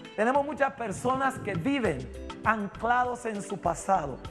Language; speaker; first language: Spanish; non-native, local second language; English